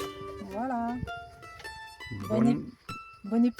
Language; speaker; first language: French; native; French